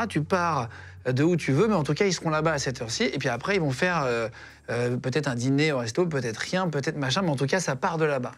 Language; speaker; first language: French; native; French